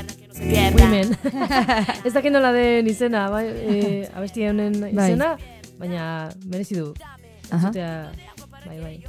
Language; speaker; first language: Basque; non-native, local second language; Spanish